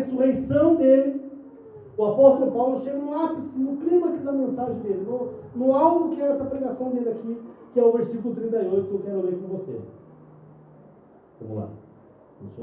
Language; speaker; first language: Portuguese; native; Portuguese